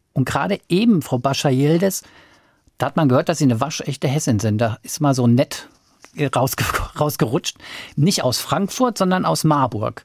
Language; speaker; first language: German; native; German